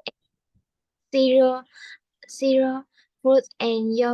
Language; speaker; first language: English; non-native, learner; Vietnamese